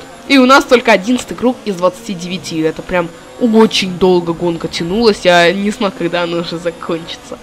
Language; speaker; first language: Russian; native; Russian